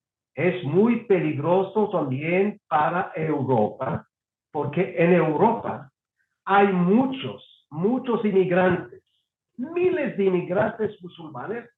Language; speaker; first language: Spanish; non-native, fluent; Hebrew